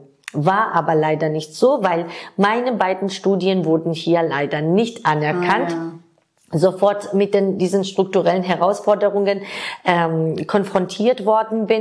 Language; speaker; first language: German; non-native, fluent; Georgian